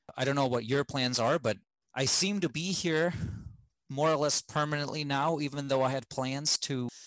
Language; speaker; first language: English; non-native, fluent; German